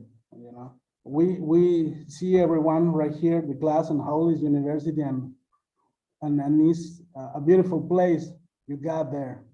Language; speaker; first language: English; non-native, learner; Spanish